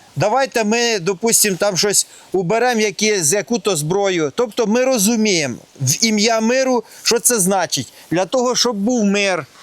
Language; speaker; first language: Ukrainian; non-native, local second language; Russian